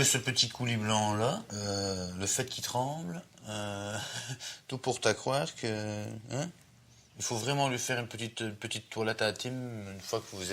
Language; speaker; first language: French; native; French